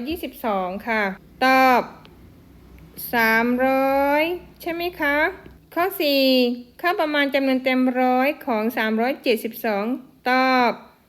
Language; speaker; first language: Thai; non-native, local second language; Malay